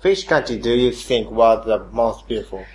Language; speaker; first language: English; non-native, learner; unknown